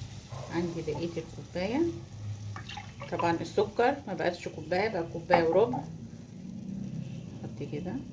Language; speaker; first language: Arabic; native; Arabic